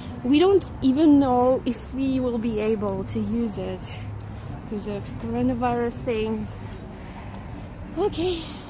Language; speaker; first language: English; non-native, fluent; Russian